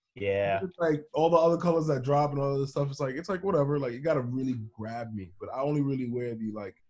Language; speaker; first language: English; native; English